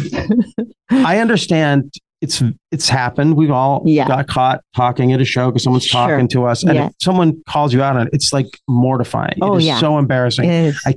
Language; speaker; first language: English; native; English